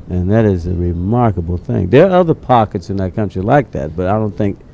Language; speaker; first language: English; native; English